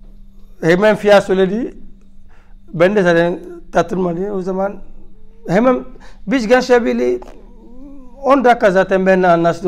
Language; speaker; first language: Turkish; non-native, learner; French